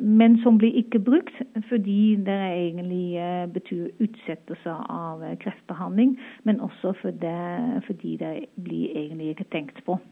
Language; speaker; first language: Norwegian; non-native, fluent; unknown